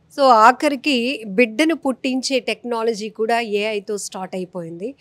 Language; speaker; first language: Telugu; native; Telugu